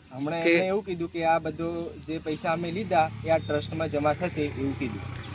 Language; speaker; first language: Gujarati; non-native, local second language; Bhili